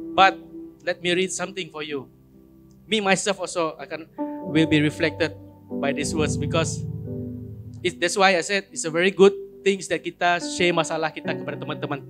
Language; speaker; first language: English; non-native, local second language; Malay